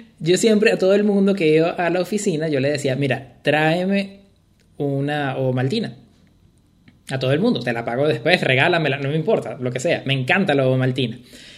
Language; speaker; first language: Spanish; native; Spanish